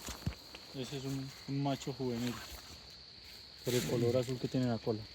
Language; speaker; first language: Spanish; native; Spanish